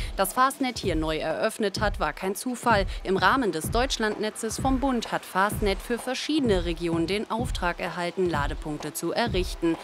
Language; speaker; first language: German; native; German